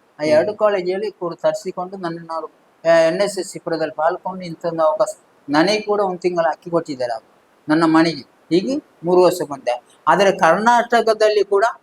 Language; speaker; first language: Kannada; non-native, local second language; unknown